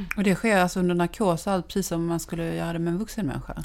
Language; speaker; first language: Swedish; native; Swedish